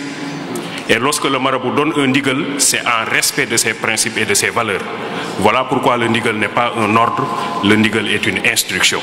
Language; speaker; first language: French; non-native, local second language; Wolof